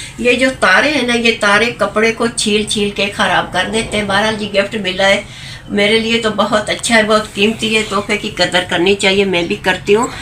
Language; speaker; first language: Urdu; non-native, local second language; Punjabi